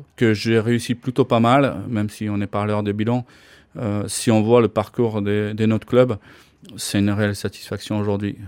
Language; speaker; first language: French; non-native, fluent; Slovak